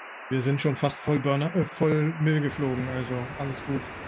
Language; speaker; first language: German; native; German